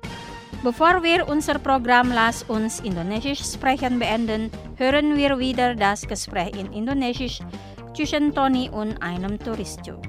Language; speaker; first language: German; non-native, fluent; Indonesian